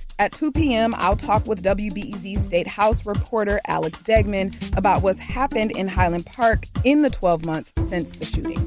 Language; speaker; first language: English; native; English